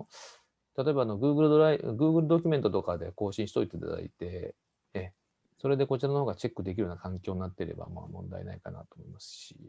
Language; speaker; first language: Japanese; native; Japanese